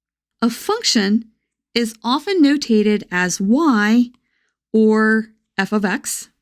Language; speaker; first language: English; native; English